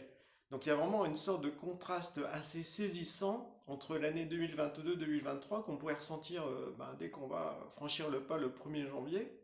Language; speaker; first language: French; native; French